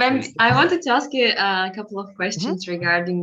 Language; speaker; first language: English; non-native, fluent; Turkish